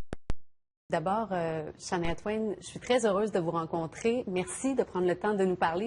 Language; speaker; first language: French; native; French